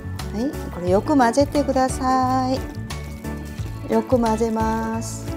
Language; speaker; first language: Japanese; non-native, fluent; Korean